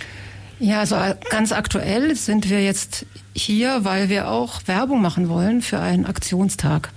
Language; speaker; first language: German; native; German